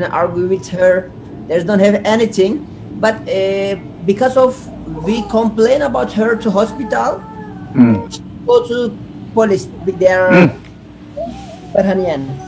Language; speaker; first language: English; non-native, learner; Turkish